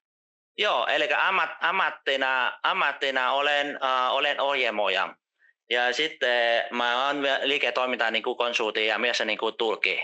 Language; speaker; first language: Finnish; non-native, fluent; Vietnamese